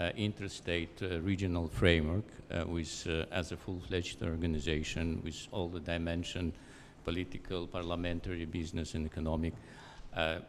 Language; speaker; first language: English; non-native, fluent; Azerbaijani